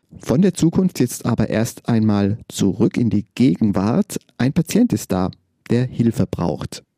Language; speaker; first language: German; native; German